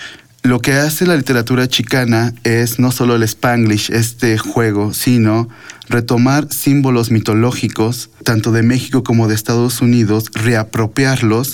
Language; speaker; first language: Spanish; native; Spanish